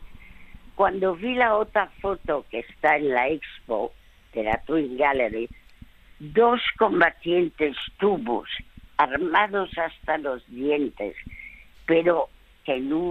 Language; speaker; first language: Spanish; early bilingual, other home language; French